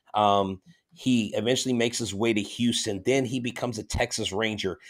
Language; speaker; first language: English; native; English